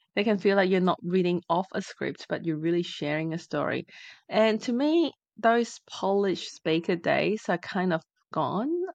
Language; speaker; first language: English; non-native, fluent; Chinese